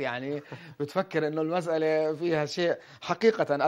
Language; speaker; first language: Arabic; native; Arabic